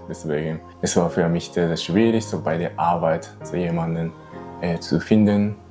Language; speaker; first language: German; non-native, learner; Japanese